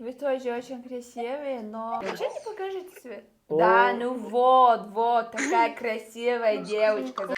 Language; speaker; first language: Russian; non-native, learner; Tajik